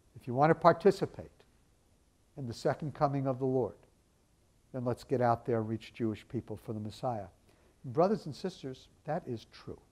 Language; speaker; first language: English; native; English